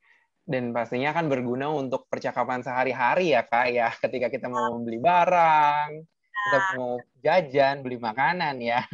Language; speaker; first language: Indonesian; native; Indonesian